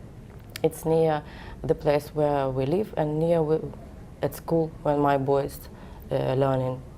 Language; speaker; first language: English; non-native, learner; Ukrainian